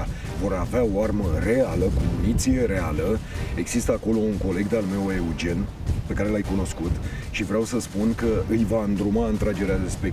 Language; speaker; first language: Romanian; native; Romanian